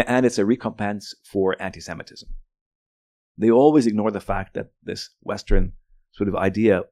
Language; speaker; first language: English; early bilingual, other home language; Arabic